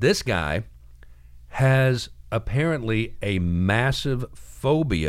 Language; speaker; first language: English; native; English